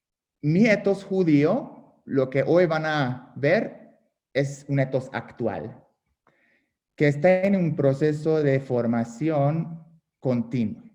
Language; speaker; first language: Spanish; non-native, fluent; Hungarian